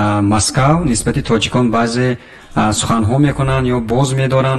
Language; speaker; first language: Persian; native; Persian